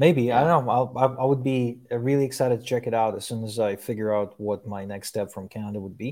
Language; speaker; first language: English; early bilingual, other home language; Ukrainian